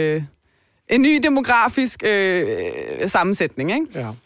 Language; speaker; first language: Danish; early bilingual, other home language; Persian